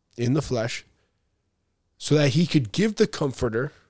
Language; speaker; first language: English; native; English